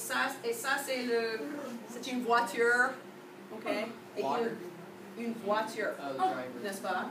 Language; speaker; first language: French; non-native, fluent; English